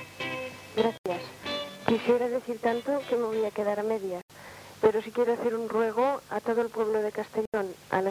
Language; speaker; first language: Spanish; native; Spanish